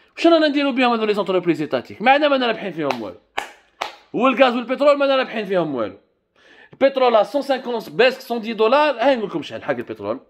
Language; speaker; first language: French; non-native, local second language; Arabic